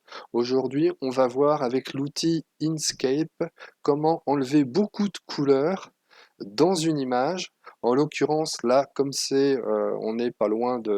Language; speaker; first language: French; native; French